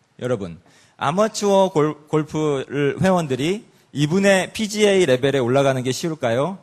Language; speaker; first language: Korean; early bilingual, other home language; English